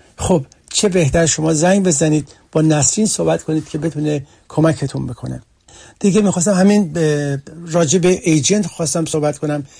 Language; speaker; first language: Persian; early bilingual, heritage; Persian